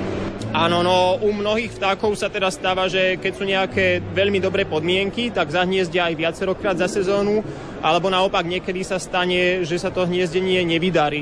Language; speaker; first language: Slovak; native; Slovak